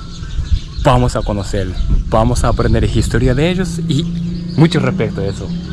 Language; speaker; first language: Spanish; non-native, learner; Japanese